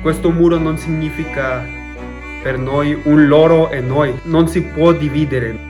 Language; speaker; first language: Italian; non-native, fluent; Spanish